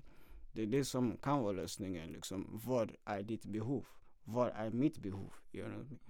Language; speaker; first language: Swedish; non-native, fluent; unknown